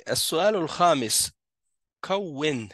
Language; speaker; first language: Arabic; non-native, fluent; French